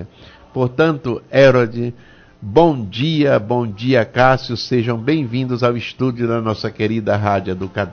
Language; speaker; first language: Portuguese; native; Portuguese